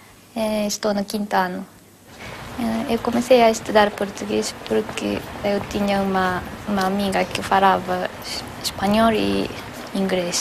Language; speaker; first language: Portuguese; non-native, fluent; Japanese